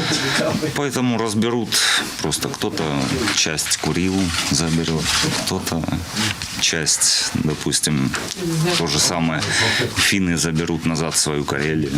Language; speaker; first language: Russian; native; Russian